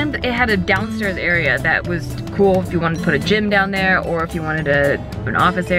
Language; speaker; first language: English; native; English